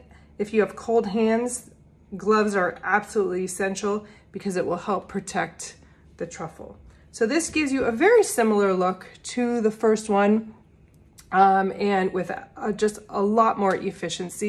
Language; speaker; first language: English; native; English